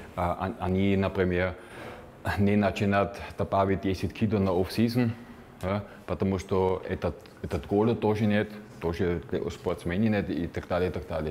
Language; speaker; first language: Russian; non-native, fluent; German